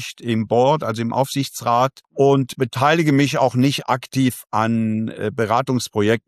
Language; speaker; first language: German; native; German